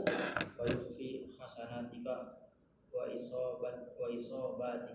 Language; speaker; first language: Arabic; non-native, learner; Indonesian